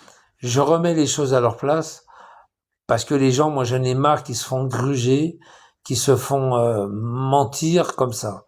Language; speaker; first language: French; native; French